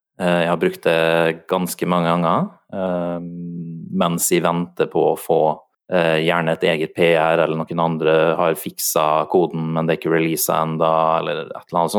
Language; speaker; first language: Norwegian; native; Norwegian